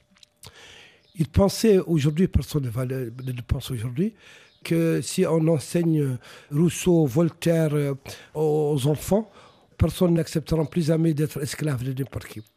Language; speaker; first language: French; non-native, local second language; Arabic